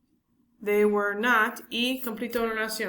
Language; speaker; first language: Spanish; non-native, learner; English